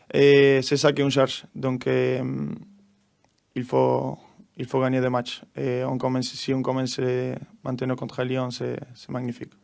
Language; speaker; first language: French; non-native, learner; Spanish